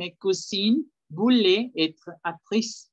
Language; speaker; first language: French; non-native, fluent; Spanish